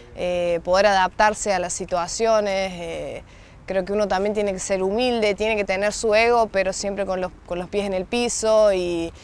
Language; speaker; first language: Spanish; native; Spanish